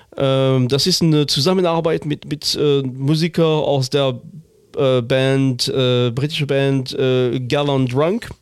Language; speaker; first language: German; non-native, fluent; French